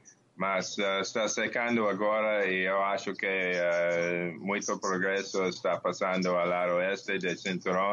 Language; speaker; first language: Portuguese; non-native, learner; English